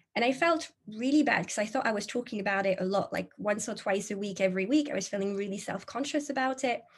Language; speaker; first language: English; non-native, fluent; French